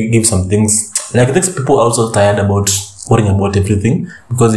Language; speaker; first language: English; non-native, local second language; Luo (Kenya and Tanzania)